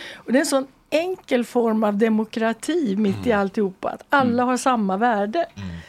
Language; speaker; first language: Swedish; native; Swedish